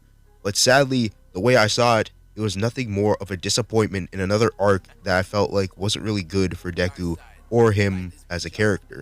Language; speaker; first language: English; native; English